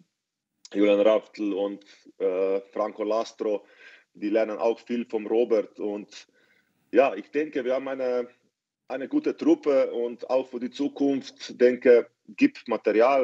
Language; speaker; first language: German; non-native, fluent; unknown